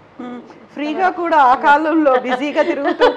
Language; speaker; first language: Telugu; native; Telugu